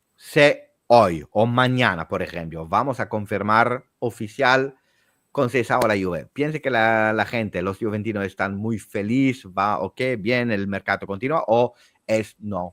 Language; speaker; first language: Spanish; non-native, fluent; Italian